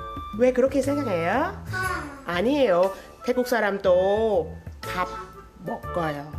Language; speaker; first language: Korean; non-native, learner; Thai